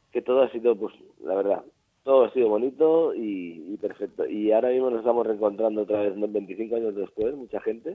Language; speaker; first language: Spanish; native; Spanish